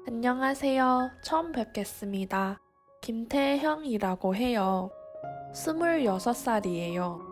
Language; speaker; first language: Korean; non-native, fluent; Chinese